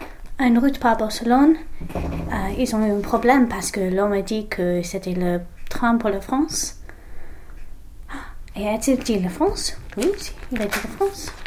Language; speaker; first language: French; non-native, learner; English